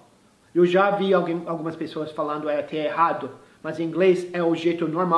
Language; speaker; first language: Portuguese; non-native, fluent; English